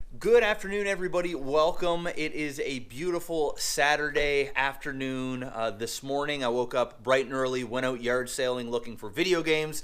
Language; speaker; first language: English; native; English